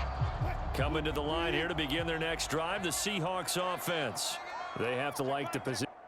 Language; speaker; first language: English; native; English